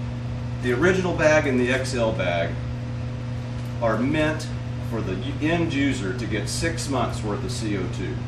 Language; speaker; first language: English; native; English